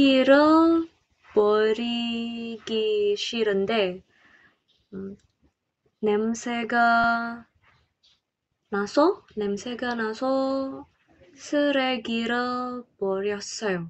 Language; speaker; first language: Korean; non-native, learner; English